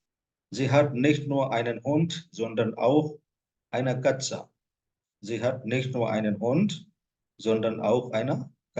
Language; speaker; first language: German; non-native, fluent; Hindi